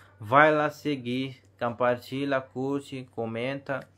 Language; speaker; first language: Portuguese; non-native, learner; Hindi